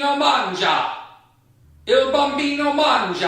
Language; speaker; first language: Italian; non-native, learner; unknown